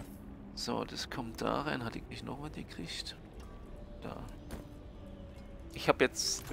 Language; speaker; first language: German; native; German